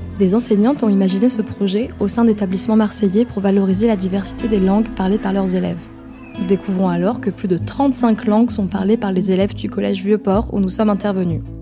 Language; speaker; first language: French; native; French